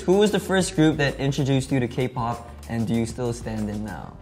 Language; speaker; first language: English; early bilingual, other home language; Korean